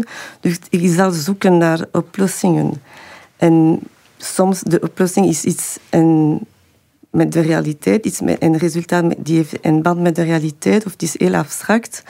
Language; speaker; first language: Dutch; non-native, local second language; French